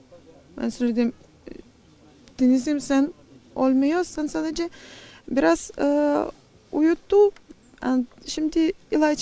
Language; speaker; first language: Turkish; non-native, learner; Russian